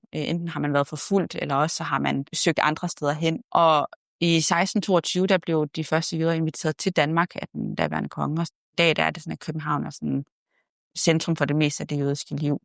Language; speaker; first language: Danish; native; Danish